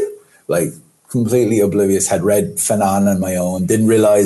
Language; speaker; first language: English; native; English